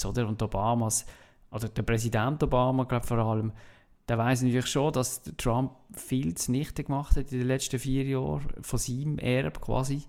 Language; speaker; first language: German; native; German